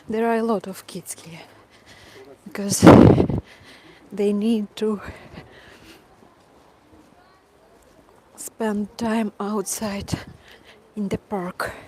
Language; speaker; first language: English; non-native, fluent; Russian